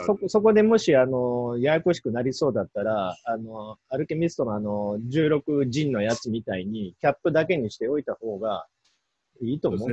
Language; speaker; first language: Japanese; native; Japanese